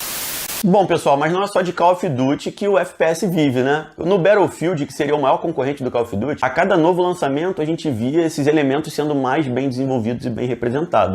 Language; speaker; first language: Portuguese; native; Portuguese